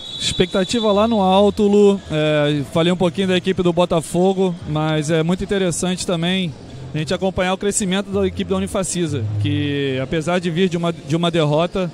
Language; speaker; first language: Portuguese; native; Portuguese